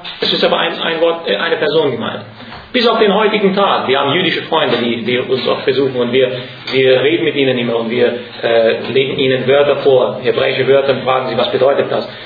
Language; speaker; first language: German; non-native, fluent; Hungarian